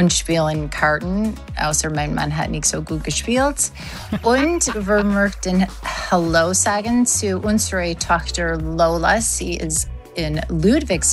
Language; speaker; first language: German; non-native, learner; English